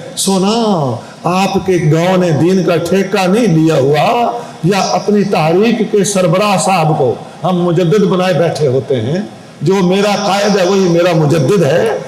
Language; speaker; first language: Urdu; non-native, local second language; Punjabi